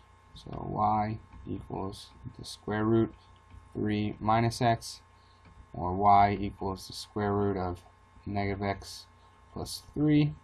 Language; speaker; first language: English; native; English